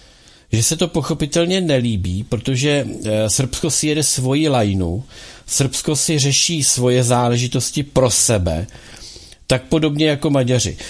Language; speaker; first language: Czech; native; Czech